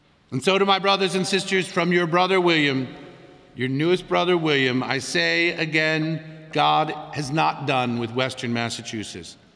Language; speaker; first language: English; native; English